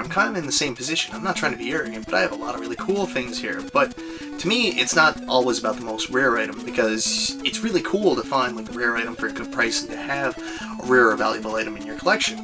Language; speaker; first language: English; native; English